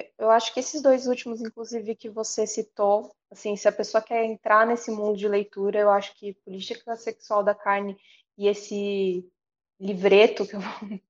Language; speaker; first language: Portuguese; native; Portuguese